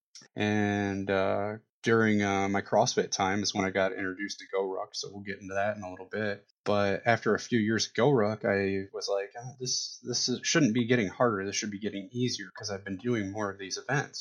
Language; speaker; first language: English; native; English